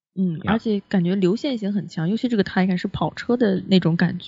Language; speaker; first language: Chinese; native; Chinese